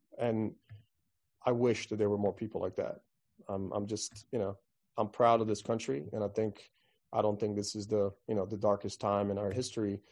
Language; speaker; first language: English; non-native, fluent; Croatian